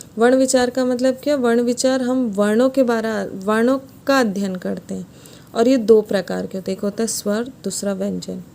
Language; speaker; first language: Hindi; native; Hindi